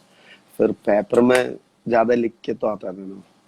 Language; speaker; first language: Hindi; non-native, local second language; Malayalam